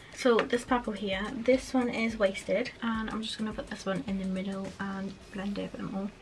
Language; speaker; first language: English; native; English